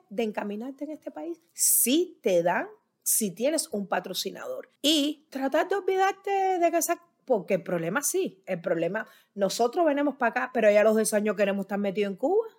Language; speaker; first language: Spanish; native; Spanish